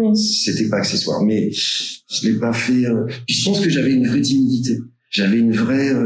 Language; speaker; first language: French; native; French